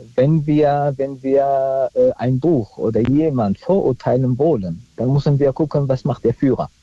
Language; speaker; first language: German; non-native, fluent; Arabic